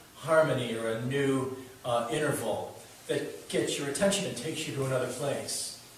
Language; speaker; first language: English; native; English